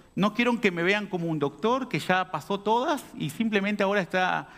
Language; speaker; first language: Spanish; native; Spanish